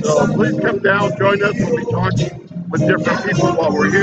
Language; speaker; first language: English; early bilingual, other home language; Spanish